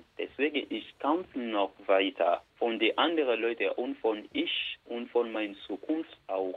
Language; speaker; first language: German; non-native, learner; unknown